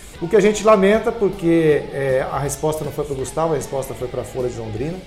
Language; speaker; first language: Portuguese; native; Portuguese